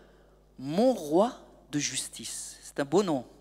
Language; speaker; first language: French; native; French